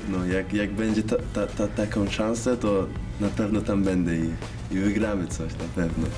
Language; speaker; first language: Polish; early bilingual, heritage; English